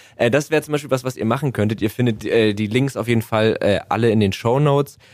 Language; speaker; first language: German; native; German